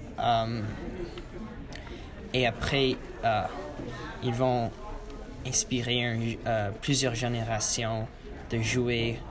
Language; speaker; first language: French; non-native, learner; English